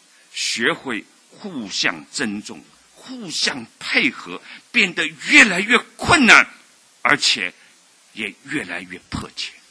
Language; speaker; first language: Chinese; native; Chinese